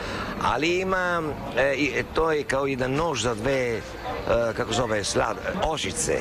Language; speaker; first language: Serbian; non-native, learner; Italian